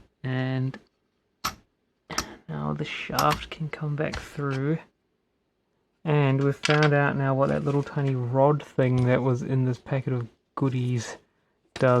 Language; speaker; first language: English; native; English